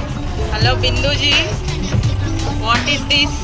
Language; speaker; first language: Telugu; native; Telugu